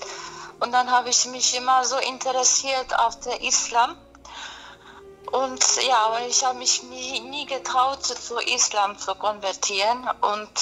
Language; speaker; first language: German; early bilingual, other home language; Polish